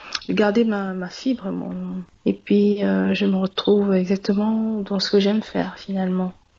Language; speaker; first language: French; non-native, local second language; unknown